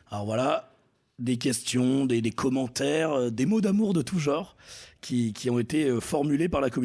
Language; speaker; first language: French; native; French